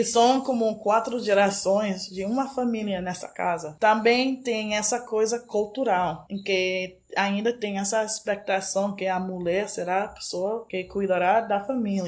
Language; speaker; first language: Portuguese; non-native, fluent; English